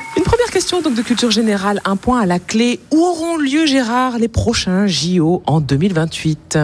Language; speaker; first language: French; native; French